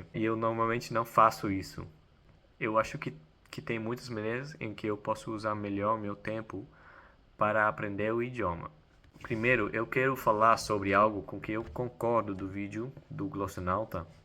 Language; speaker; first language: Portuguese; non-native, fluent; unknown